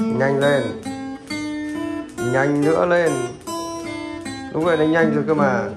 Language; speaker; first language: Vietnamese; native; Vietnamese